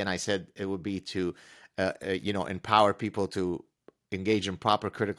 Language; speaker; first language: English; non-native, fluent; Arabic